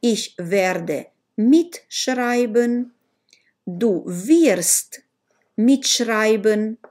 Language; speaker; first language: German; non-native, learner; Romanian